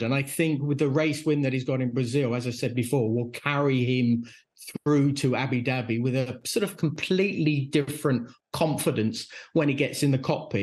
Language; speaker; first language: English; native; English